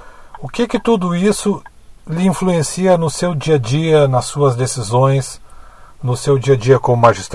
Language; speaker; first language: Portuguese; native; Portuguese